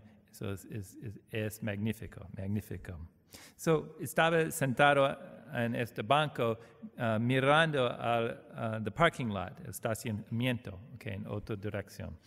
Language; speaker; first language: Spanish; non-native, learner; English